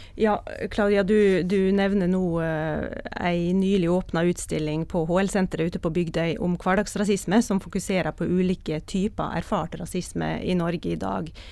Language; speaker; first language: Norwegian; native; Norwegian